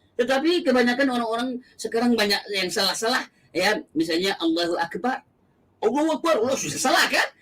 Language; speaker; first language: Indonesian; non-native, local second language; Achinese